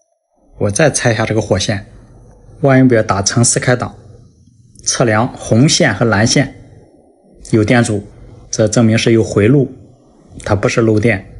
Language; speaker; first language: Chinese; native; Chinese